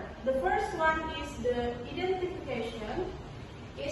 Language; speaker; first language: English; non-native, learner; Indonesian